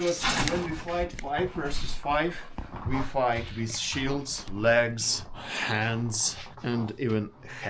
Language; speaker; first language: English; non-native, fluent; Russian